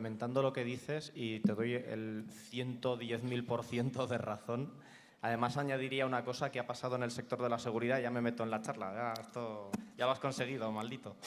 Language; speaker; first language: Spanish; native; Spanish